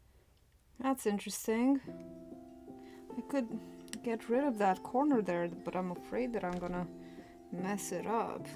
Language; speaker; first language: English; non-native, fluent; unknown